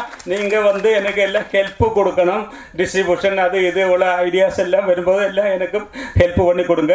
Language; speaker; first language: Tamil; non-native, local second language; Malayalam